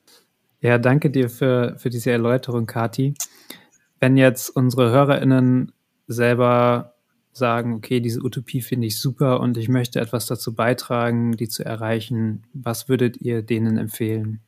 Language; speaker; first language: German; native; German